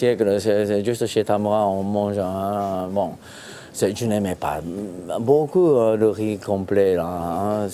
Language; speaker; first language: French; non-native, fluent; Japanese